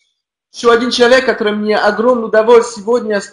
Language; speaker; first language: Russian; non-native, learner; French